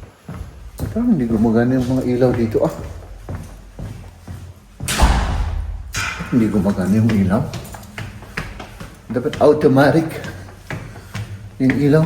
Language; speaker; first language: Filipino; native; Filipino